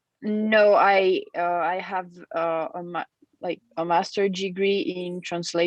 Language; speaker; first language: English; non-native, fluent; French